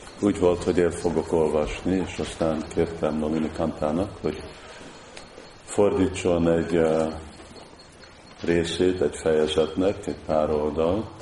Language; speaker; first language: Hungarian; early bilingual, heritage; Hungarian